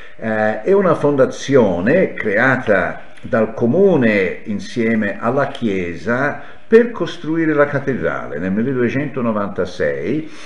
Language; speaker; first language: Italian; non-native, fluent; English